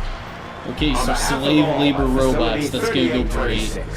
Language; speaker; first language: English; native; English